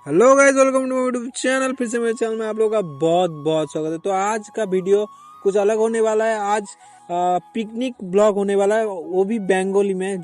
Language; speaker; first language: Hindi; non-native, local second language; Bangla